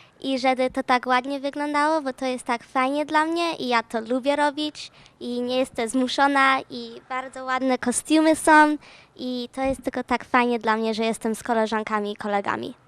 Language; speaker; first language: Polish; early bilingual, heritage; Polish